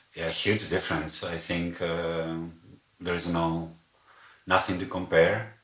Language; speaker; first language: English; non-native, fluent; Greek